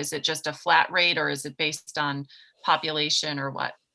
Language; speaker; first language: English; native; English